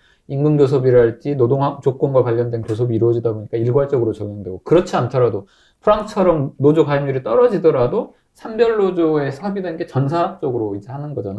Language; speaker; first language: Korean; native; Korean